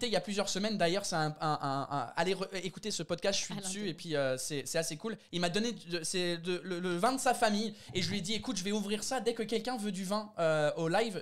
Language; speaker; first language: French; non-native, fluent; English